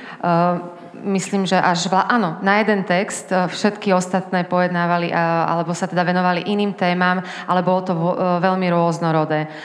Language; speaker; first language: Slovak; early bilingual, heritage; Slovak